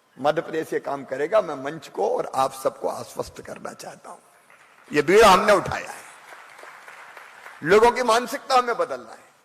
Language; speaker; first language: Hindi; native; Hindi